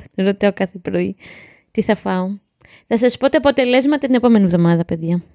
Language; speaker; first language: Greek; native; Greek